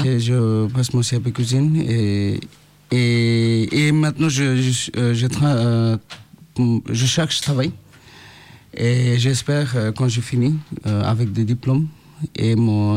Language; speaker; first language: French; non-native, learner; Bangla